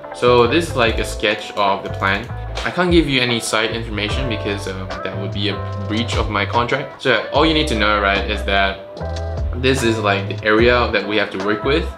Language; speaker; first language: English; non-native, local second language; Chinese